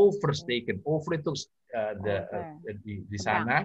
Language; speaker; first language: Dutch; non-native, learner; Indonesian